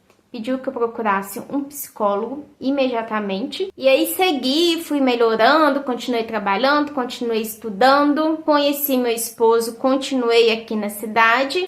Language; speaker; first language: Portuguese; native; Portuguese